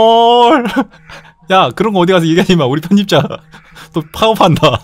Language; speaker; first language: Korean; native; Korean